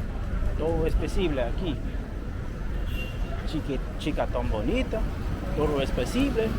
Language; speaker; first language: Spanish; non-native, learner; English